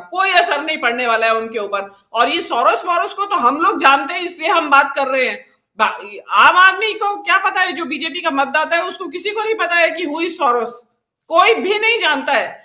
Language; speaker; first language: Hindi; native; Hindi